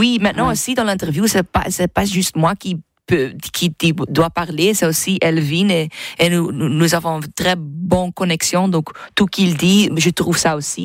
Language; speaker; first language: French; non-native, local second language; Dutch